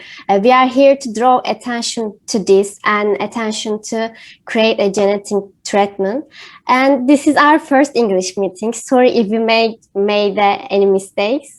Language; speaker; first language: English; non-native, learner; Turkish